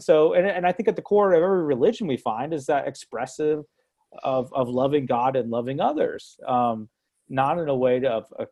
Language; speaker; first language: English; native; English